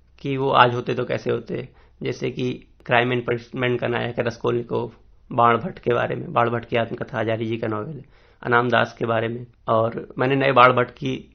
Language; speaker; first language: Hindi; native; Hindi